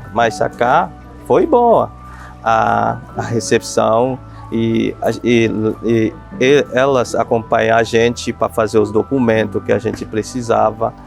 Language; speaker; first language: Portuguese; non-native, fluent; Haitian Creole